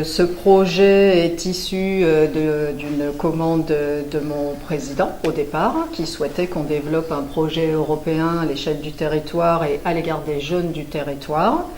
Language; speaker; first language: French; native; French